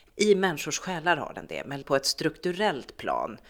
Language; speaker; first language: Swedish; native; Swedish